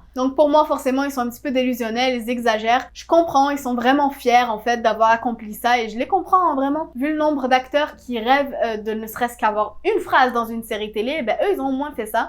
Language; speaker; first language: French; native; French